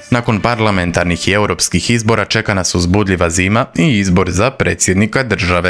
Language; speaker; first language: Croatian; native; Croatian